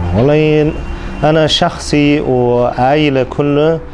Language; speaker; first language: Arabic; non-native, learner; Chinese